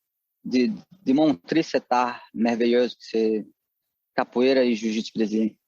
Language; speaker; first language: French; non-native, fluent; Portuguese